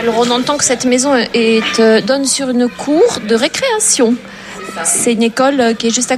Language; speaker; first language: French; native; French